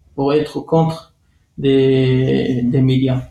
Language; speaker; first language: French; non-native, fluent; Arabic